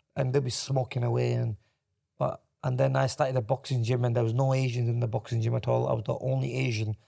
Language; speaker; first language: English; native; English